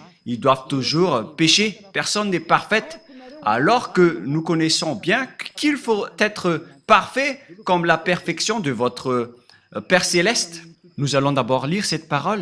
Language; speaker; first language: French; non-native, local second language; Malagasy